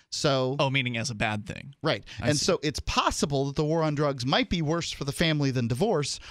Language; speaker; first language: English; native; English